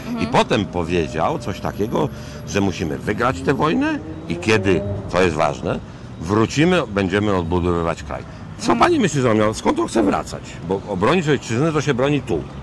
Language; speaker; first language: Polish; native; Polish